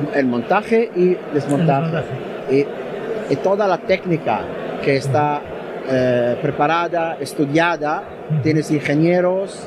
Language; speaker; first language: Spanish; non-native, learner; Italian